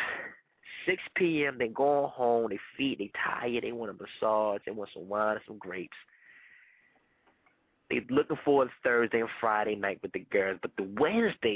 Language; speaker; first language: English; non-native, fluent; Spanish